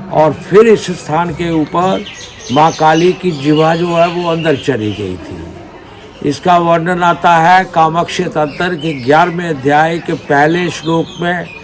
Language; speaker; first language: Hindi; native; Hindi